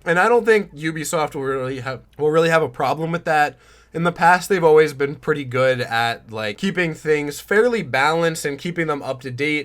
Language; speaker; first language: English; native; English